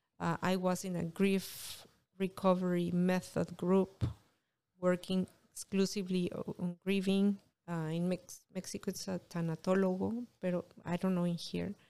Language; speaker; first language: English; non-native, fluent; Spanish